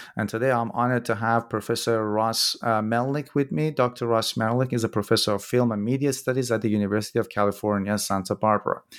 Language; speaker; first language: English; non-native, fluent; Persian